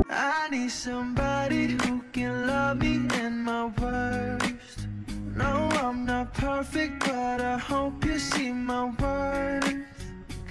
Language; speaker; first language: English; non-native, local second language; Filipino